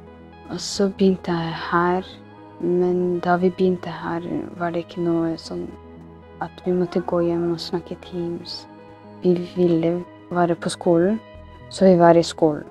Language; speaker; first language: Norwegian; non-native, learner; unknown